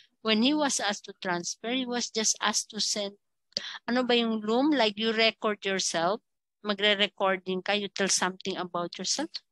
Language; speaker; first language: English; non-native, local second language; Filipino